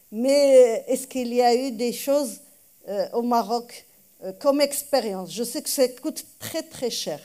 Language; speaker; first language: French; non-native, local second language; Arabic